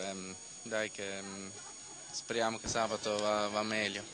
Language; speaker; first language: Italian; non-native, learner; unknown